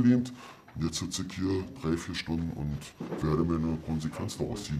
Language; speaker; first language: German; native; German